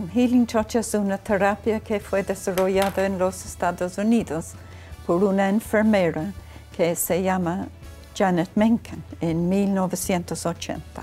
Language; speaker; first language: Spanish; non-native, fluent; English